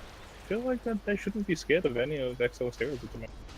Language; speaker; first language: English; native; English